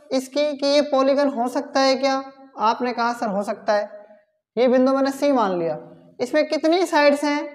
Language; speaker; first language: Hindi; native; Hindi